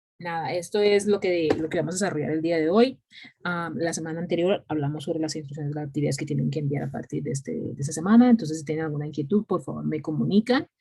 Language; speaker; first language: Spanish; non-native, local second language; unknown